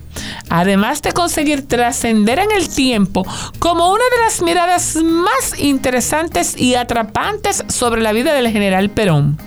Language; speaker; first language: Spanish; native; Spanish